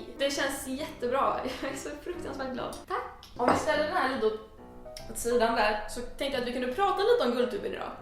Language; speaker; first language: Swedish; native; Swedish